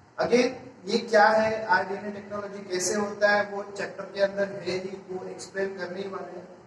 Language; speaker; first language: Hindi; non-native, local second language; Marathi